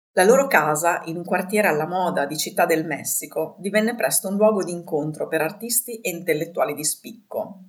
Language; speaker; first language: Italian; native; Italian